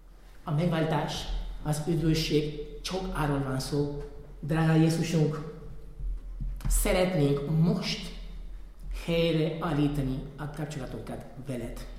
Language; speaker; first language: Hungarian; non-native, fluent; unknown